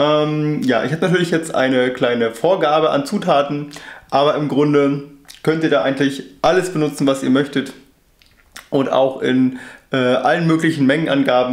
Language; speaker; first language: German; native; German